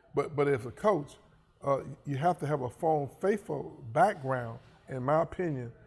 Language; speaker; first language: English; native; English